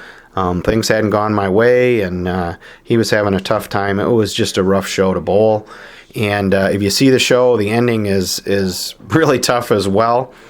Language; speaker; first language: English; native; English